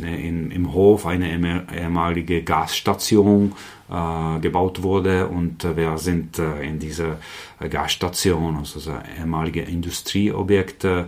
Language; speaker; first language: German; non-native, fluent; Czech